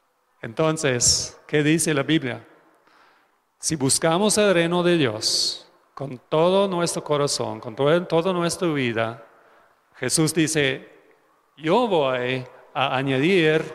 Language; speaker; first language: Spanish; non-native, fluent; English